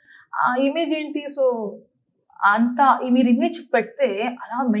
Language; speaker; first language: Telugu; non-native, local second language; Tulu